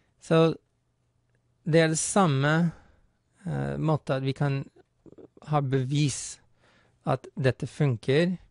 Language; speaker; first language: Norwegian; non-native, fluent; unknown